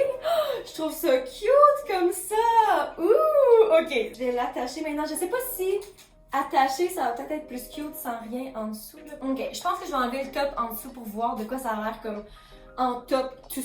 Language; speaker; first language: French; native; French